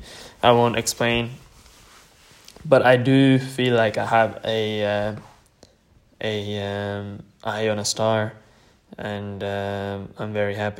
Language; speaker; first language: English; non-native, fluent; Tamil